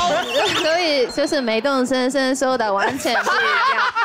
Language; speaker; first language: Chinese; non-native, fluent; Japanese